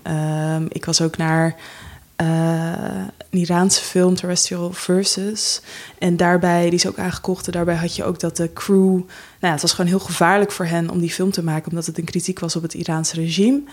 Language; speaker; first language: Dutch; native; Dutch